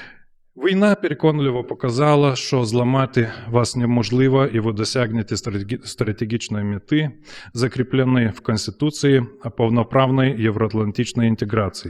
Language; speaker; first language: Ukrainian; non-native, fluent; Lithuanian